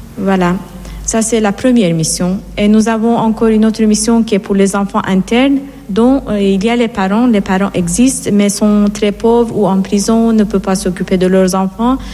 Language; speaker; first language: French; non-native, fluent; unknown